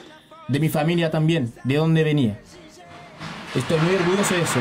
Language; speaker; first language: Spanish; non-native, learner; Haitian Creole